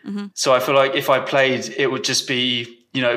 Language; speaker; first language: English; native; English